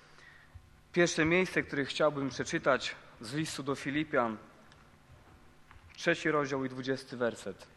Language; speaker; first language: Polish; native; Polish